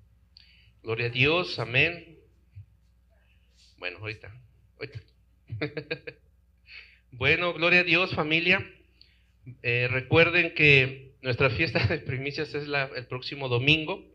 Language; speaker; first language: Spanish; native; Spanish